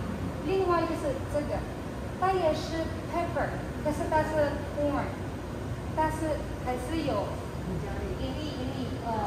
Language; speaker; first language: Chinese; non-native, fluent; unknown